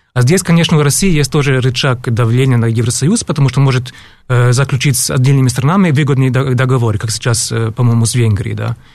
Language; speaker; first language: Russian; non-native, fluent; German